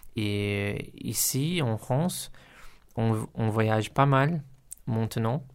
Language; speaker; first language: French; non-native, learner; Portuguese